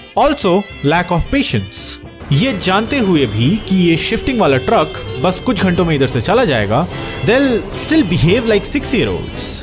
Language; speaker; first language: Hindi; non-native, local second language; Bangla